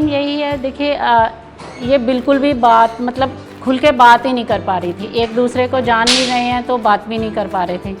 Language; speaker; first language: Hindi; native; Hindi